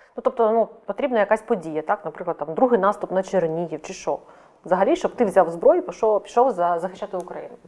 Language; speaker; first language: Ukrainian; native; Ukrainian